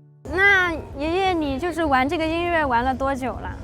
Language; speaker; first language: Chinese; native; Chinese